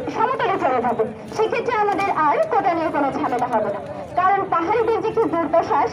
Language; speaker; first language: Bangla; non-native, local second language; Marma